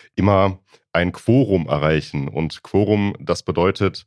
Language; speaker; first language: German; native; German